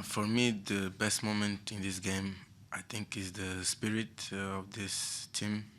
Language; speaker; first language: English; non-native, fluent; Portuguese